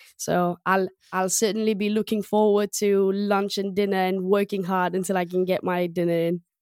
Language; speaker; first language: English; non-native, fluent; Greek